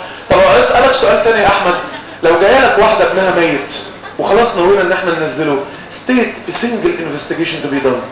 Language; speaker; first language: Arabic; native; Arabic